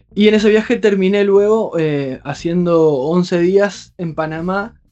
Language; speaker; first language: Spanish; native; Spanish